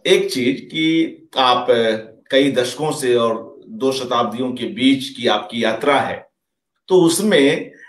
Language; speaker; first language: Hindi; native; Hindi